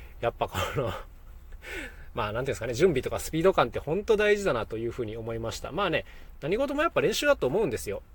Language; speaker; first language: Japanese; native; Japanese